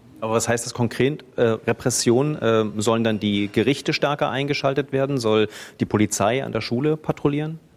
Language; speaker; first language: German; native; German